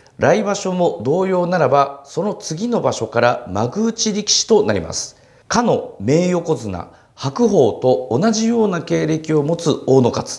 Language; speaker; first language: Japanese; native; Japanese